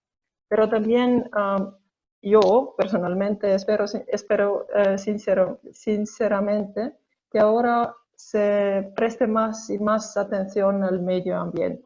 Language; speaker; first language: Spanish; non-native, fluent; Estonian